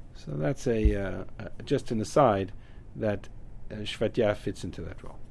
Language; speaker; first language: English; native; English